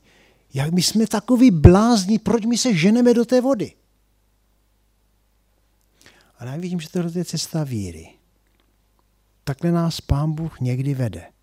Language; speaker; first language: Czech; native; Czech